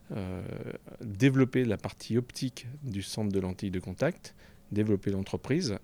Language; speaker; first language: French; native; French